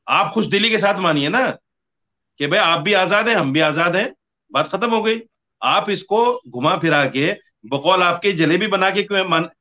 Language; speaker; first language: Hindi; native; Hindi